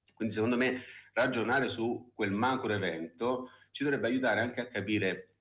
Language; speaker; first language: Italian; native; Italian